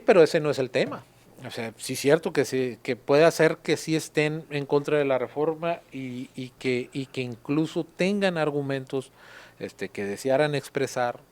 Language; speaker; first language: Spanish; native; Spanish